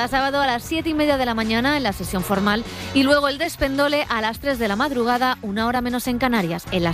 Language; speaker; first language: Spanish; native; Spanish